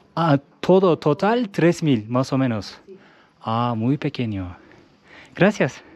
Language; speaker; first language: Spanish; non-native, learner; Turkish